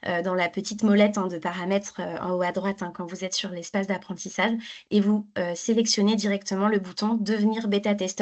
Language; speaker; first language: French; native; French